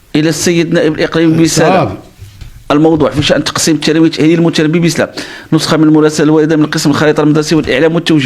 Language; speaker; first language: Arabic; native; Arabic